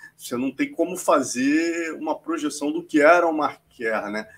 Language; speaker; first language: Portuguese; native; Portuguese